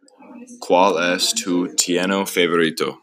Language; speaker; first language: Spanish; non-native, learner; English